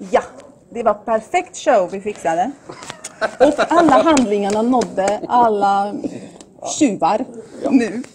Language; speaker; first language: Swedish; non-native, fluent; Latvian